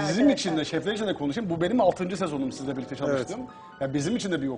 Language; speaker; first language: Turkish; native; Turkish